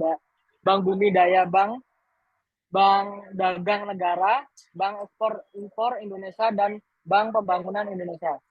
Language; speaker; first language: Indonesian; native; Indonesian